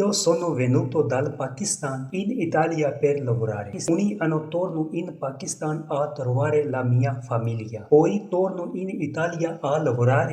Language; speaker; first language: Italian; non-native, learner; Urdu